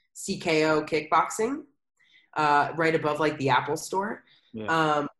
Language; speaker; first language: English; native; English